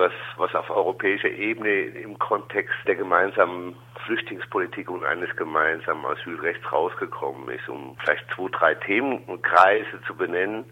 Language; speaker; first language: German; native; German